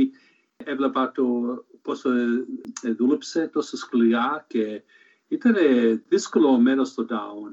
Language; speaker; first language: Greek; early bilingual, heritage; Greek